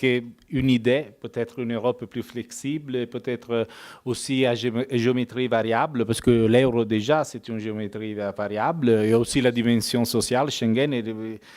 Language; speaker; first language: French; non-native, fluent; Italian